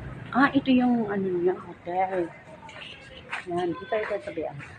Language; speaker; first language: Filipino; non-native, local second language; Cebuano